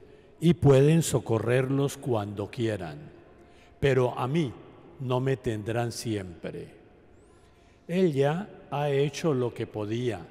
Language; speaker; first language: Spanish; native; Spanish